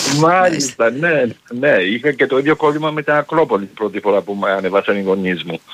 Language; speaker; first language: Greek; early bilingual, heritage; Greek